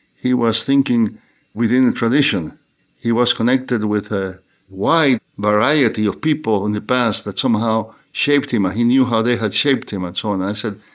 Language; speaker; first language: English; non-native, fluent; Spanish